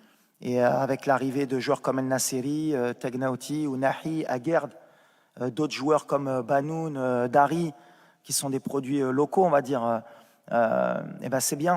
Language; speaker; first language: French; native; French